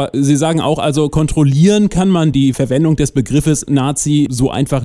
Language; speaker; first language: German; native; German